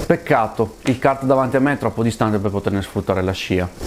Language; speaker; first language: Italian; native; Italian